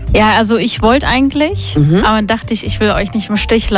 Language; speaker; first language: German; native; German